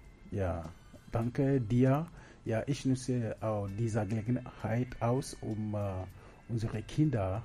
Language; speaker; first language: German; non-native, learner; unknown